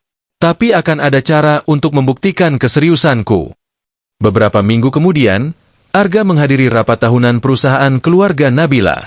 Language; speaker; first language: Indonesian; native; Indonesian